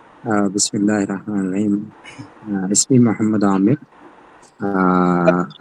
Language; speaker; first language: Arabic; non-native, learner; Urdu